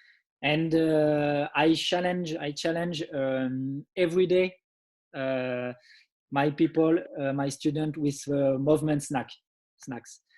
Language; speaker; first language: English; non-native, learner; French